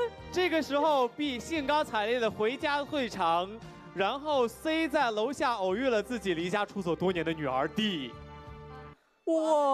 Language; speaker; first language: Chinese; native; Chinese